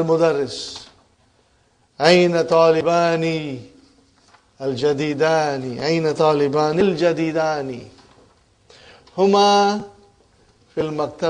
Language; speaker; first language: Arabic; non-native, fluent; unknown